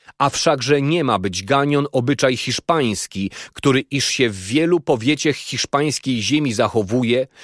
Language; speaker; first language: Polish; native; Polish